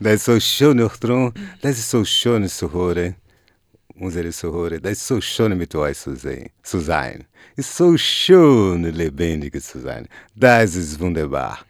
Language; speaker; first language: German; non-native, learner; Portuguese